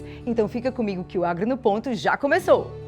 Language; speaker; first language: Portuguese; native; Portuguese